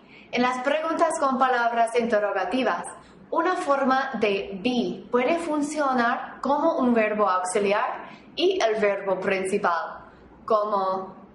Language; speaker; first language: Spanish; non-native, fluent; English